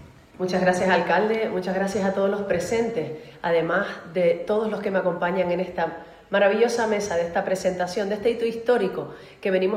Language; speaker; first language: Spanish; native; Spanish